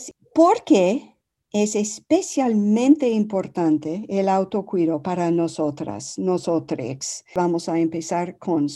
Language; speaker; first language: Spanish; non-native, fluent; English